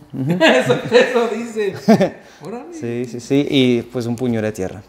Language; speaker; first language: Spanish; non-native, fluent; Dutch